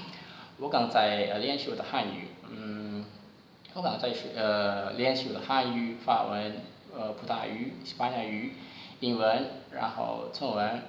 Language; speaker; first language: Chinese; non-native, learner; Indonesian